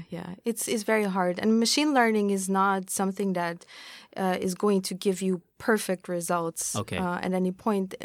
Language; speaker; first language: English; non-native, fluent; German